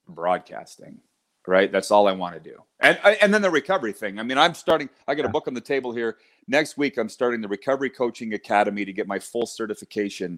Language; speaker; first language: English; native; English